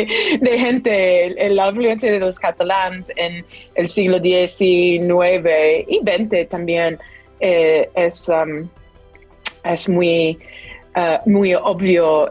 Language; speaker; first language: Spanish; non-native, fluent; English